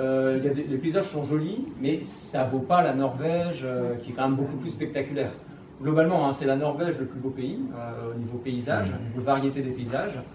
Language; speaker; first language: French; native; French